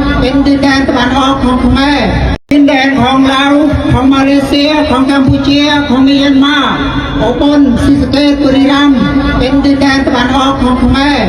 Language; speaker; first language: Thai; non-native, learner; Khmer